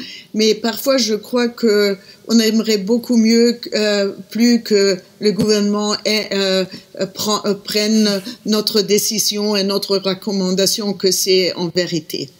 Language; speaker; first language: French; non-native, fluent; German